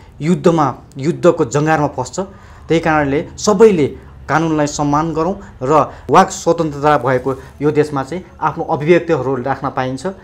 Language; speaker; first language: Nepali; native; Nepali